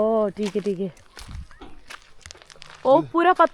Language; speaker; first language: Hindi; non-native, local second language; Malayalam